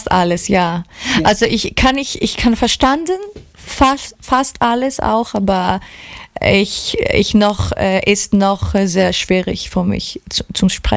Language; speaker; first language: German; early bilingual, heritage; Greek